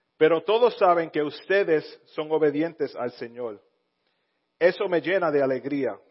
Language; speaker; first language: Spanish; early bilingual, heritage; Spanish